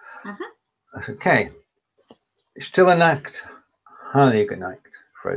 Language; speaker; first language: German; non-native, learner; English